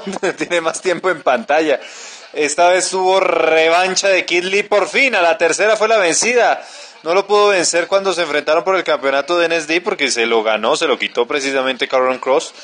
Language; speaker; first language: Spanish; native; Spanish